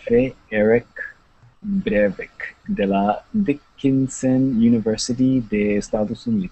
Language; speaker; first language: Spanish; non-native, learner; English